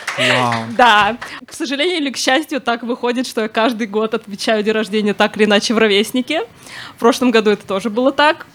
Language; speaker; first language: Russian; native; Russian